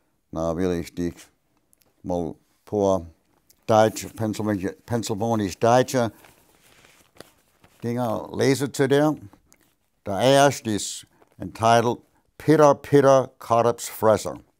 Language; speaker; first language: German; early bilingual, heritage; German